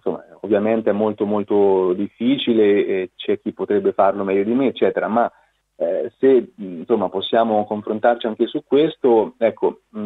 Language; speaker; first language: Italian; native; Italian